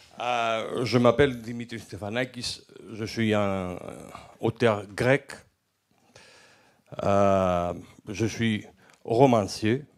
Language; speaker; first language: French; non-native, fluent; Greek